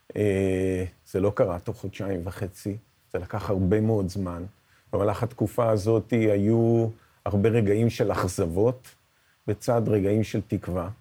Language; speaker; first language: Hebrew; native; Hebrew